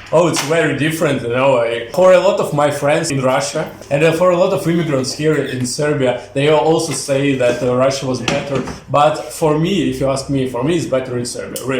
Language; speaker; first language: English; non-native, fluent; Russian